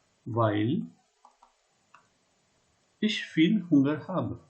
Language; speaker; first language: German; non-native, fluent; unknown